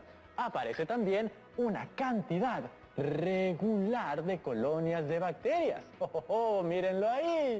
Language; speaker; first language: Spanish; native; Spanish